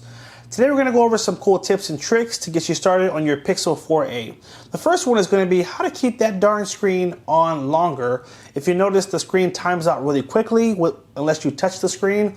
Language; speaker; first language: English; native; English